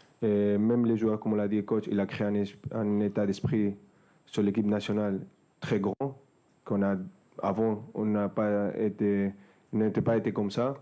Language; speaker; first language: French; non-native, fluent; Spanish